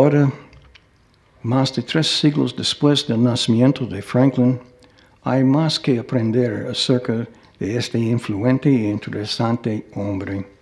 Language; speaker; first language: Spanish; non-native, fluent; English